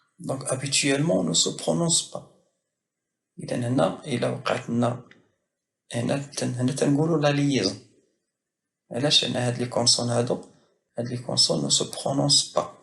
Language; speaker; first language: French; non-native, local second language; Arabic